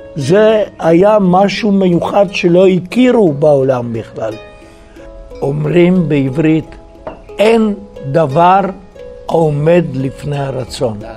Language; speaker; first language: Hebrew; non-native, fluent; Italian